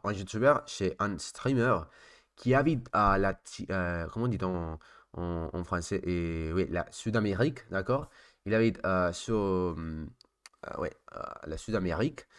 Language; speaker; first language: French; non-native, learner; Spanish